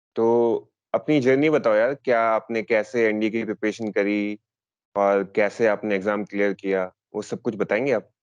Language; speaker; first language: Hindi; native; Hindi